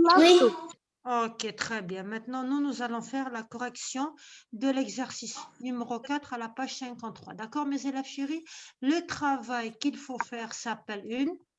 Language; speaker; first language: French; non-native, local second language; Arabic